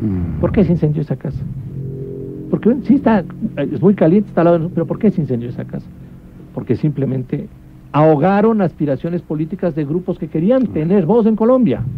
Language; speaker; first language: Spanish; native; Spanish